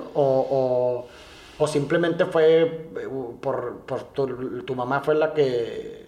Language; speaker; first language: Spanish; native; Spanish